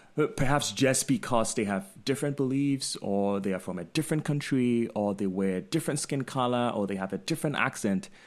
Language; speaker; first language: English; non-native, local second language; Akan